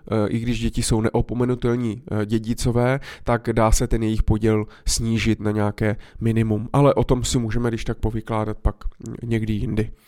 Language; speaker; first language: Czech; native; Czech